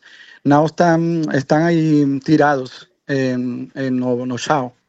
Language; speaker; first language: Portuguese; non-native, learner; Spanish